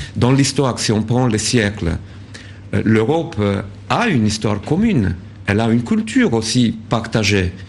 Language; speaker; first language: French; non-native, fluent; Romanian